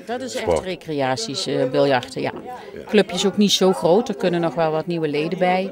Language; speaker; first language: Dutch; native; Dutch